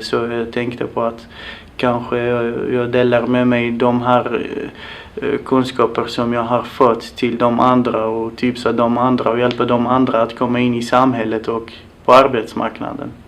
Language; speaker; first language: Swedish; non-native, fluent; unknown